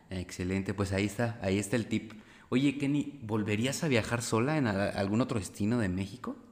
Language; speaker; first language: Spanish; native; Spanish